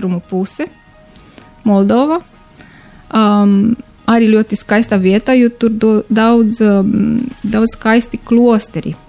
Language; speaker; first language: Latvian; non-native, learner; Romanian